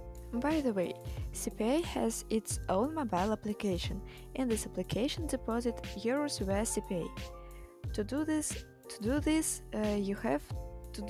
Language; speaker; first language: English; non-native, learner; Russian